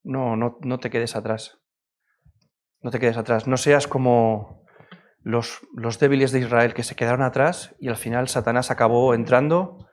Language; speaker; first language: Spanish; native; Spanish